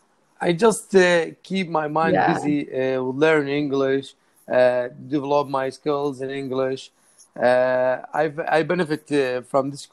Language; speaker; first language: English; non-native, learner; Arabic